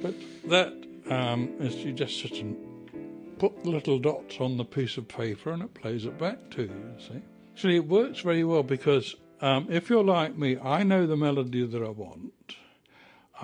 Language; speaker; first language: English; native; English